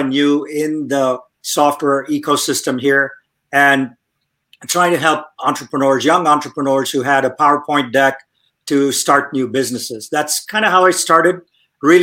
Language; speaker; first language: English; non-native, local second language; Tamil